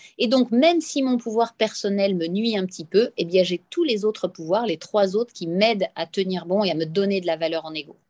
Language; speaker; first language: French; native; French